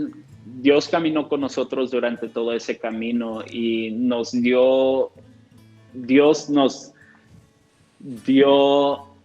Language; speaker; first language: Spanish; non-native, fluent; English